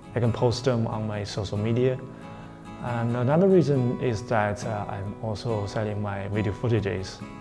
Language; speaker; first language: English; non-native, fluent; Chinese